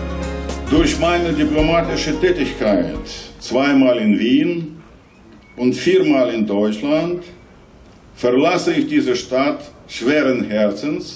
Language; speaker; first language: German; non-native, fluent; Russian